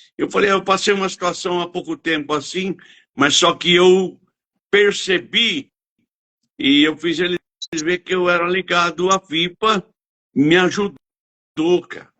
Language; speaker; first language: Portuguese; native; Portuguese